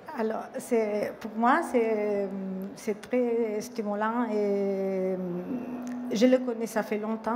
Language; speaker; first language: French; non-native, fluent; Italian